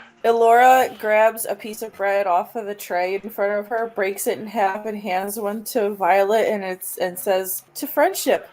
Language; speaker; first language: English; native; English